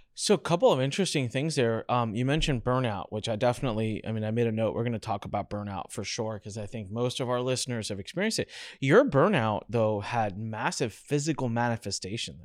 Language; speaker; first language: English; early bilingual, other home language; Hindi